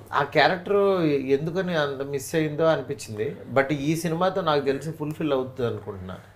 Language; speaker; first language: Telugu; native; Telugu